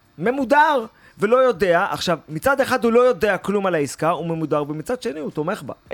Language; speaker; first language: Hebrew; native; Hebrew